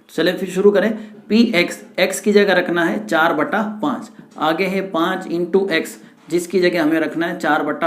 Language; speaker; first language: Hindi; native; Hindi